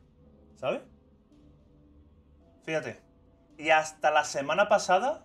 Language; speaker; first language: Spanish; native; Spanish